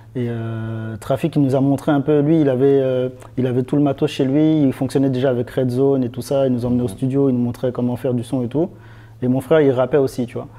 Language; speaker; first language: French; native; French